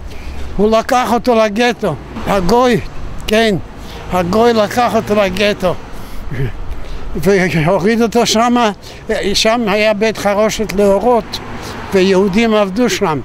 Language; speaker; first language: Hebrew; non-native, fluent; Yiddish